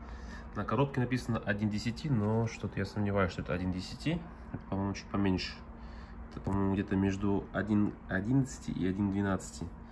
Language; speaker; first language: Russian; native; Russian